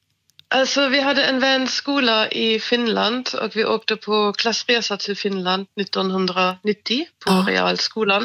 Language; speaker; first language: Swedish; non-native, fluent; German